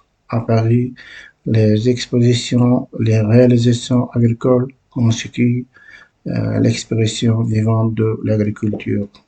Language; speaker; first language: French; non-native, learner; Uzbek